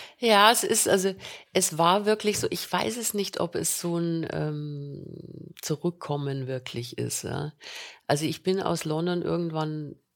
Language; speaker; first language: German; native; German